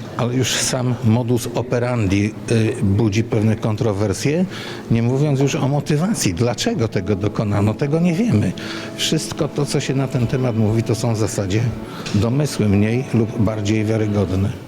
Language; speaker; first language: Polish; native; Polish